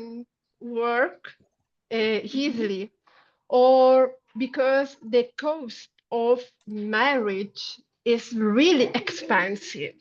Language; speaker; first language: English; non-native, learner; Italian